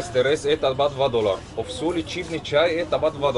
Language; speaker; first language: Russian; non-native, learner; Arabic